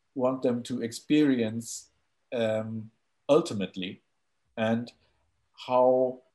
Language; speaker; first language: English; non-native, fluent; German